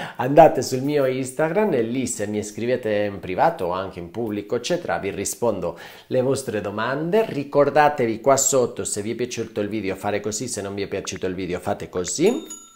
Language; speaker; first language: Italian; non-native, fluent; Spanish